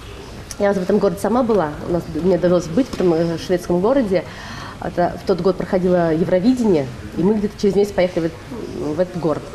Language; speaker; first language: Russian; native; Russian